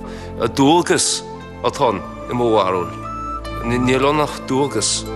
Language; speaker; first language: Irish; non-native, fluent; English